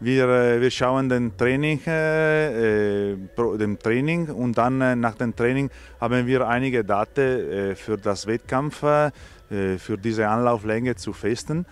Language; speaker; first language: German; non-native, learner; Italian